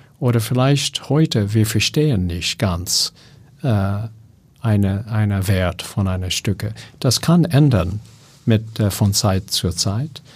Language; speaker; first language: German; non-native, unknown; English